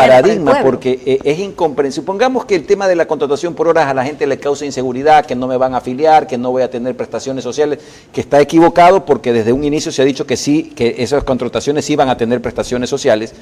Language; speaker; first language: Spanish; native; Spanish